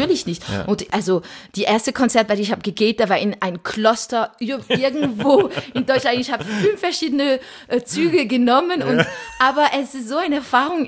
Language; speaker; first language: German; non-native, fluent; French